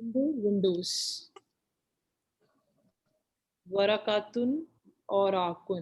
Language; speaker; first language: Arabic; non-native, learner; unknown